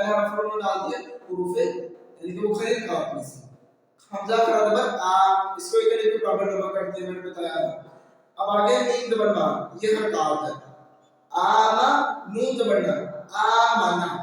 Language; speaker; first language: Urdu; non-native, local second language; Punjabi